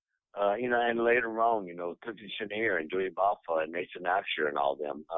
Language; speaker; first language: English; native; English